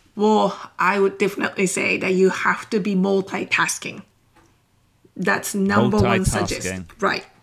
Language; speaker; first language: English; non-native, fluent; Japanese